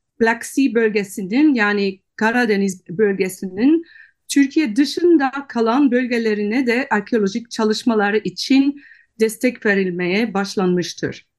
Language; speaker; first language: Turkish; non-native, fluent; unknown